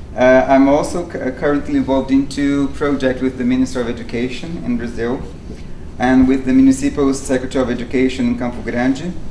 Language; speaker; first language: English; non-native, fluent; Portuguese